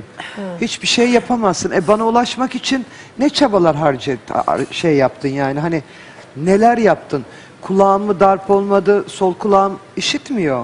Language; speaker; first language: Turkish; native; Turkish